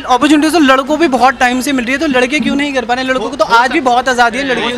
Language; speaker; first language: Hindi; native; Hindi